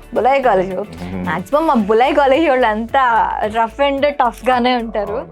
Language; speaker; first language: Telugu; native; Telugu